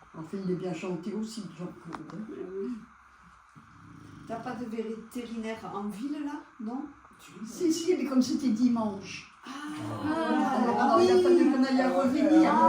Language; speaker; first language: French; native; French